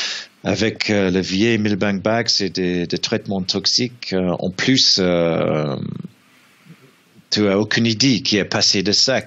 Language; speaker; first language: French; non-native, learner; English